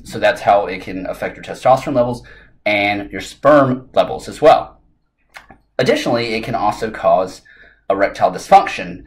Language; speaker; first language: English; native; English